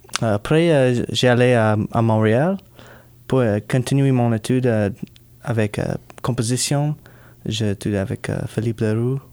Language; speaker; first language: French; non-native, learner; English